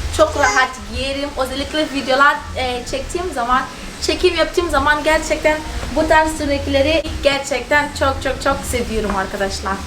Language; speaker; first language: Turkish; non-native, fluent; Portuguese